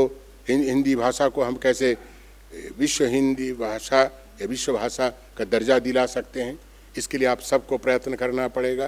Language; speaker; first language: Hindi; non-native, local second language; Bangla